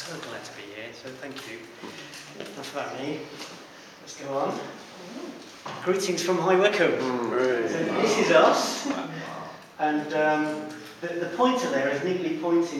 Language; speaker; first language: English; native; English